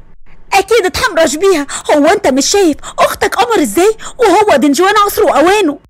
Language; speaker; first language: Arabic; native; Arabic